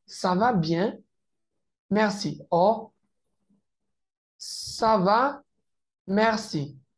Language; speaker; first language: French; native; French